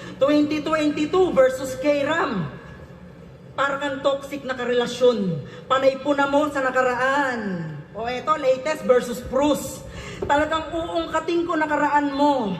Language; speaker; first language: Filipino; native; Filipino